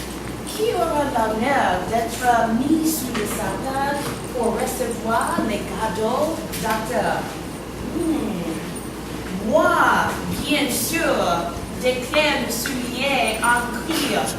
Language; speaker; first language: French; non-native, fluent; English